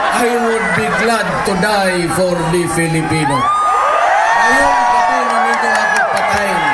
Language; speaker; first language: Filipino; non-native, local second language; Cebuano